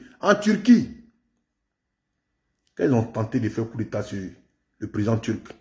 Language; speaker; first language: French; native; French